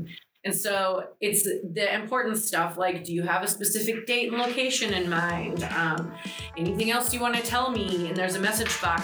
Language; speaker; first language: English; early bilingual, other home language; Greek